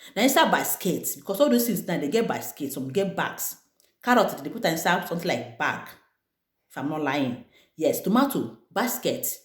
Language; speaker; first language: Nigerian Pidgin; non-native, local second language; Igbo